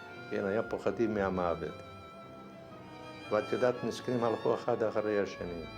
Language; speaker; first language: Hebrew; non-native, fluent; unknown